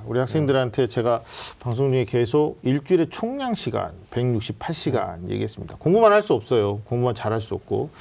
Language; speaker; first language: Korean; native; Korean